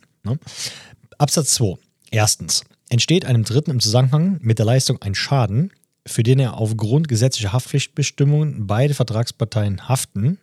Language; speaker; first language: German; native; German